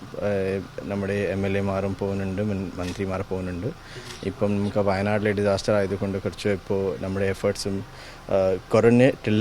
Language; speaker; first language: Malayalam; non-native, local second language; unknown